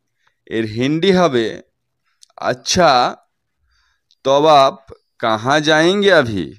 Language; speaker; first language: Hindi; non-native, fluent; Bangla